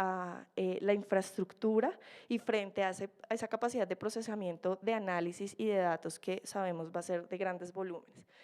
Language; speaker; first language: Spanish; native; Spanish